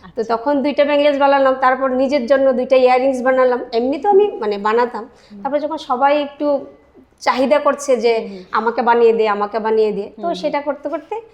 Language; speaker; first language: Bangla; native; Bangla